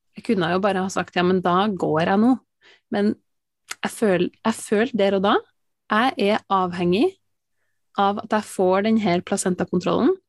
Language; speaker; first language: Norwegian; native; Norwegian